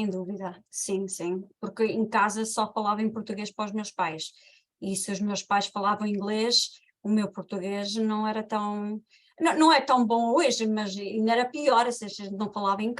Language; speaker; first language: Portuguese; early bilingual, heritage; Portuguese